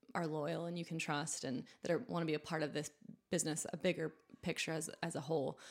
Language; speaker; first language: English; native; English